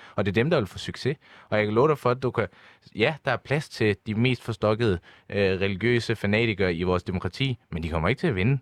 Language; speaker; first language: Danish; early bilingual, other home language; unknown